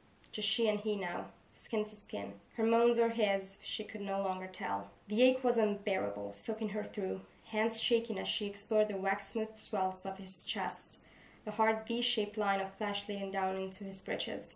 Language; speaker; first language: English; non-native, fluent; Italian